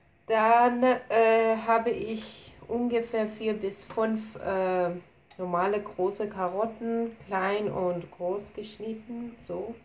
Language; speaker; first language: German; non-native, fluent; Persian